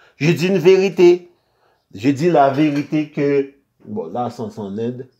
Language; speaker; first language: French; non-native, local second language; Haitian Creole